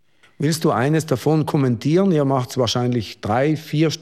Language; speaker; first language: German; native; German